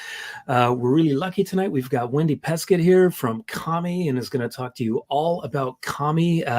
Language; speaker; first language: English; native; English